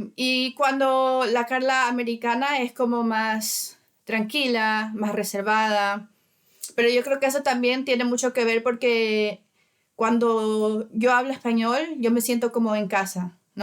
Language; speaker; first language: Spanish; early bilingual, heritage; Spanish